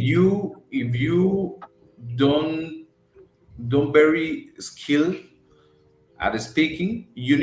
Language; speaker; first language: English; non-native, learner; Spanish